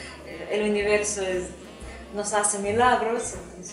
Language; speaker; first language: Spanish; non-native, fluent; Russian